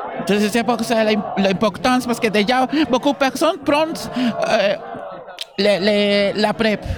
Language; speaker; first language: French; non-native, learner; Spanish